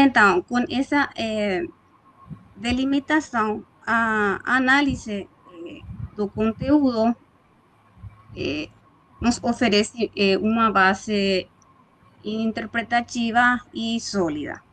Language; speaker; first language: Portuguese; non-native, fluent; Spanish